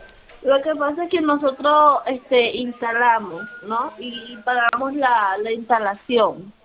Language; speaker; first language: Spanish; native; Spanish